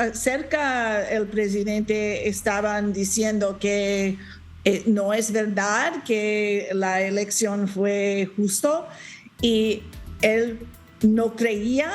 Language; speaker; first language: Spanish; non-native, learner; English